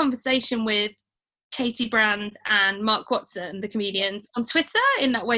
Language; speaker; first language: English; native; English